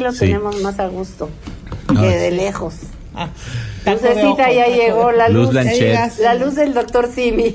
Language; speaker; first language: Spanish; native; Spanish